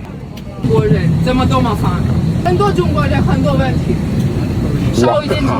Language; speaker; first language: Chinese; non-native, learner; Russian